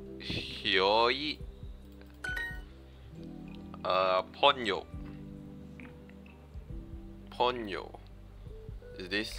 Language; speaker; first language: Japanese; non-native, learner; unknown